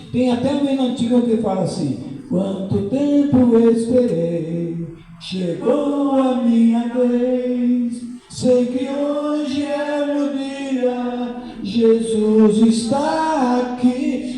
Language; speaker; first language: Portuguese; native; Portuguese